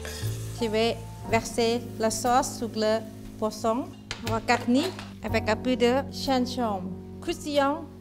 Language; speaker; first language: French; non-native, fluent; Thai